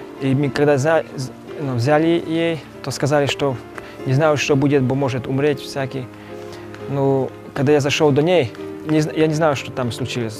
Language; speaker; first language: Russian; non-native, local second language; Romany